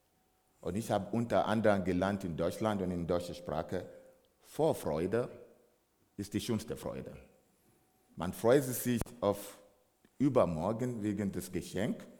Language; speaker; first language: German; non-native, fluent; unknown